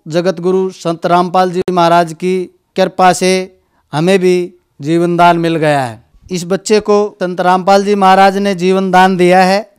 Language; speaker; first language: Hindi; native; Hindi